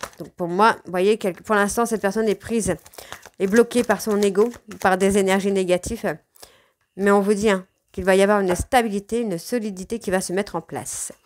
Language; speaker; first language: French; native; French